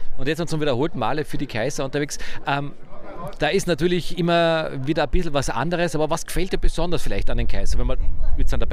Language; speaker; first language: German; native; German